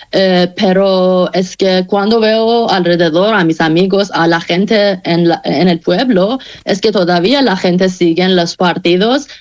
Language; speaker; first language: Spanish; non-native, fluent; Persian